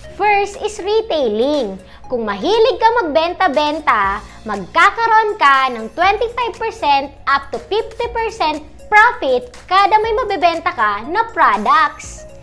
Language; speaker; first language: Filipino; non-native, local second language; Bikol